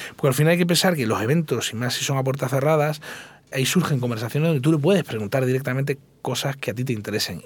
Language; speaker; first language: Spanish; native; Spanish